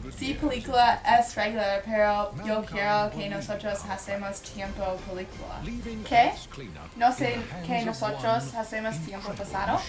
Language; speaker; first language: Spanish; non-native, learner; English